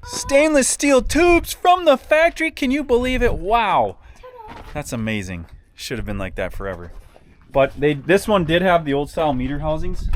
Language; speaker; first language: English; native; English